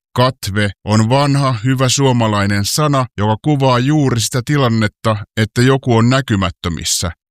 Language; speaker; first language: Finnish; native; Finnish